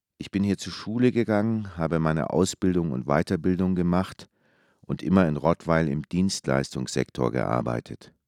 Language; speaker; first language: German; early bilingual, other home language; Turkish